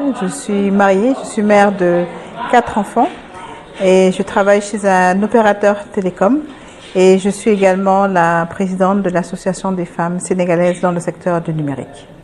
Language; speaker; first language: French; non-native, local second language; Wolof